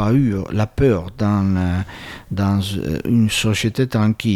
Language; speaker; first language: French; non-native, fluent; Italian